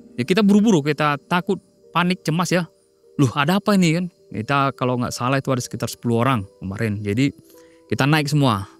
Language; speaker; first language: Indonesian; non-native, local second language; Batak Toba